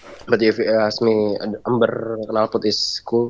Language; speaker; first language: English; non-native, learner; Indonesian